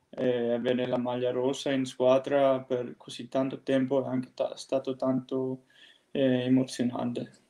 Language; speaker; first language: Italian; non-native, fluent; Danish